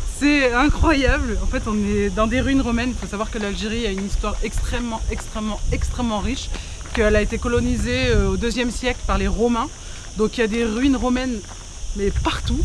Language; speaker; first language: French; early bilingual, other home language; Arabic